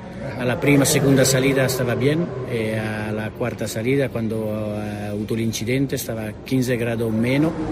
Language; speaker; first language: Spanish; non-native, learner; Italian